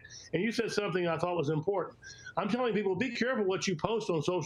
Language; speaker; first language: English; native; English